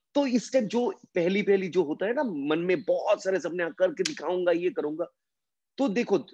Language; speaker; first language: Hindi; non-native, local second language; Bangla